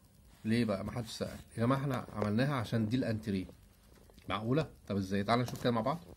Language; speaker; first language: Arabic; native; Arabic